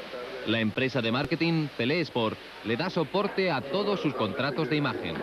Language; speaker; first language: Spanish; native; Spanish